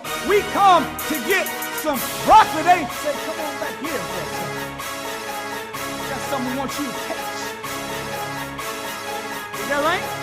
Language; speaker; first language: English; native; English